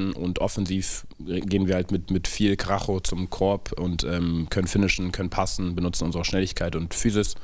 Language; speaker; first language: German; native; German